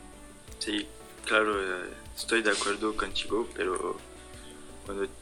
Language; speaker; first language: Spanish; non-native, learner; French